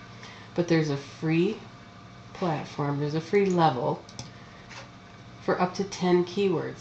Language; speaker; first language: English; native; English